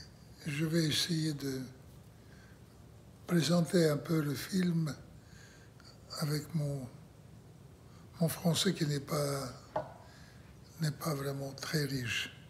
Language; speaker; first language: French; non-native, learner; Russian